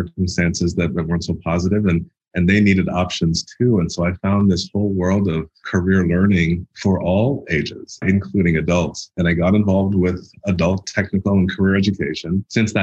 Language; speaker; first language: English; native; English